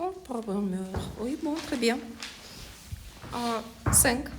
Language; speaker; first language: French; non-native, fluent; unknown